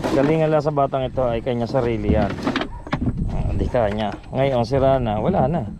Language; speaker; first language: Filipino; native; Filipino